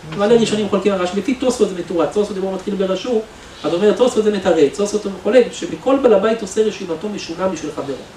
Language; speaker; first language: Hebrew; native; Hebrew